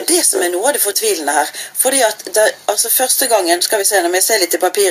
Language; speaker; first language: Norwegian; native; Norwegian